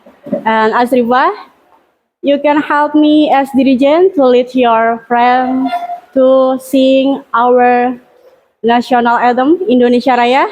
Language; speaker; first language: English; non-native, learner; Indonesian